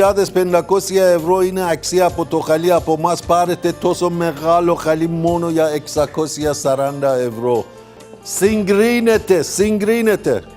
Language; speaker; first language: Greek; non-native, learner; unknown